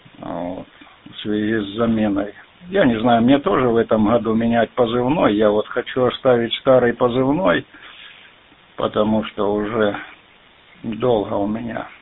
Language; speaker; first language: Russian; native; Russian